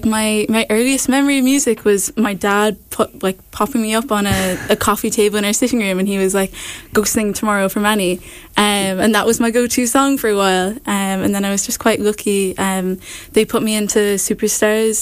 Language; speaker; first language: English; native; English